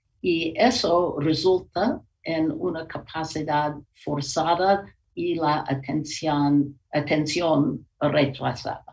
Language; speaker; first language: Spanish; non-native, learner; English